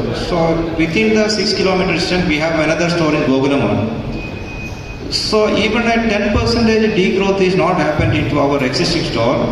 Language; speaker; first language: English; non-native, local second language; Malayalam